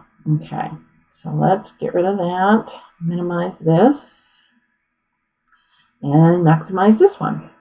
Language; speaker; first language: English; native; English